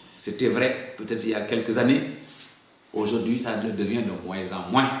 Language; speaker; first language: French; non-native, local second language; Wolof